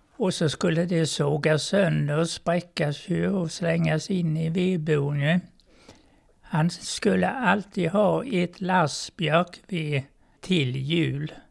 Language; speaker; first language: Swedish; native; Swedish